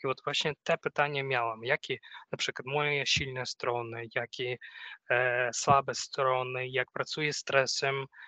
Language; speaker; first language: Polish; non-native, fluent; Ukrainian